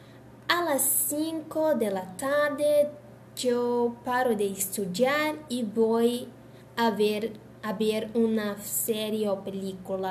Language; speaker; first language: Spanish; non-native, learner; Portuguese